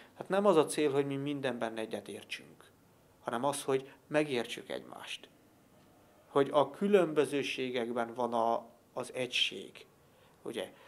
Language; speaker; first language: Hungarian; native; Hungarian